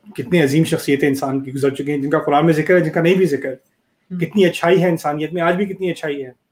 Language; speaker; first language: Urdu; early bilingual, heritage; Urdu